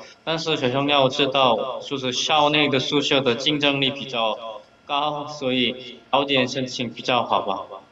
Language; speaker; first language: Chinese; non-native, fluent; Korean